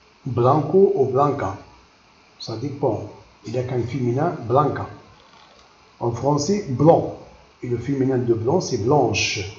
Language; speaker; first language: French; non-native, local second language; Arabic